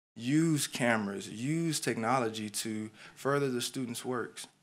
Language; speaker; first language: English; native; English